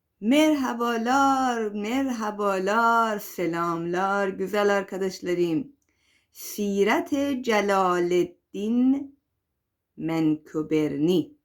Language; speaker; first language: Turkish; non-native, fluent; Persian